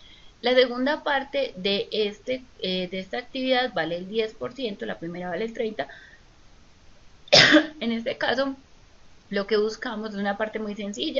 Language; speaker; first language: Spanish; native; Spanish